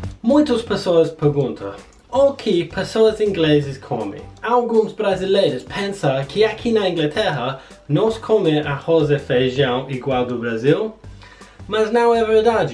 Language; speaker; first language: Portuguese; non-native, learner; English